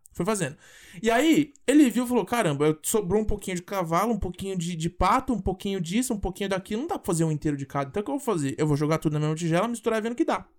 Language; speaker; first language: Portuguese; native; Portuguese